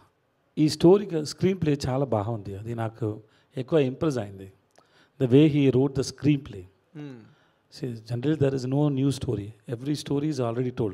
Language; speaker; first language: Telugu; non-native, learner; Tamil